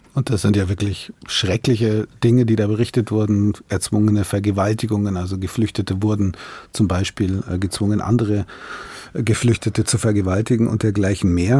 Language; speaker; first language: German; native; German